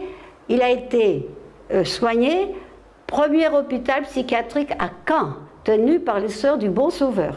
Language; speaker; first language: French; native; French